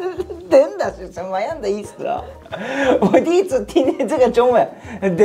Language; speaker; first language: Chinese; non-native, learner; Japanese